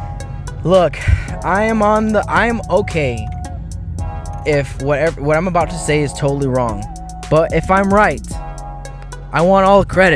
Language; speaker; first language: English; native; English